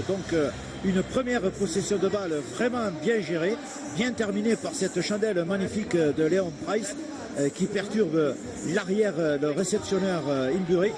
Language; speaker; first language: French; native; French